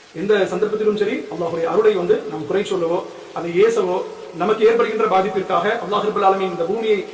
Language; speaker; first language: Tamil; native; Tamil